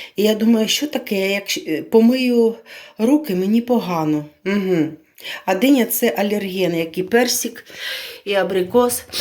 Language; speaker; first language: Ukrainian; non-native, local second language; Russian